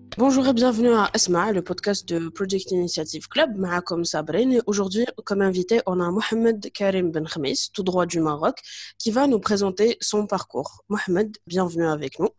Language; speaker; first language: French; non-native, local second language; Arabic